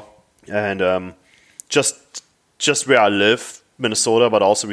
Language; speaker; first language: English; non-native, fluent; German